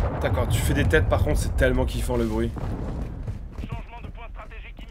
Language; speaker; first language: French; native; French